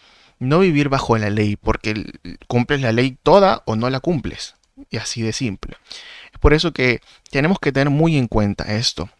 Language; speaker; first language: Spanish; native; Spanish